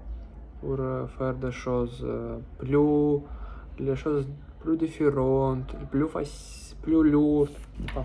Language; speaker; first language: French; non-native, learner; Russian